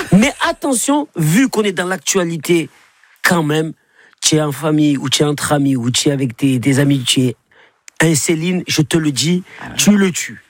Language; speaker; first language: French; native; French